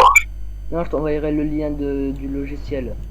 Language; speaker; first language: French; native; French